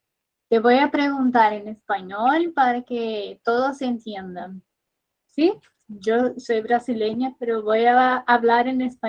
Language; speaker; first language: Spanish; non-native, learner; Portuguese